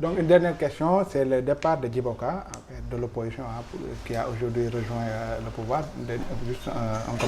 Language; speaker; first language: French; non-native, local second language; Wolof